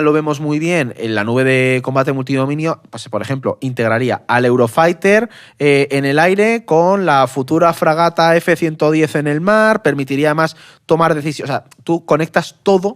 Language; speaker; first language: Spanish; native; Spanish